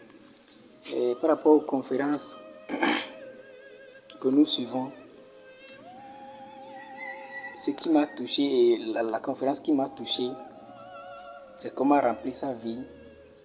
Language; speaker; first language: French; non-native, local second language; Fon